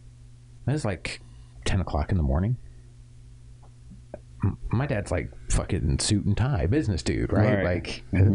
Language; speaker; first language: English; native; English